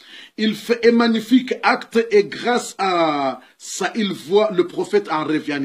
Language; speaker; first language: French; non-native, learner; Comorian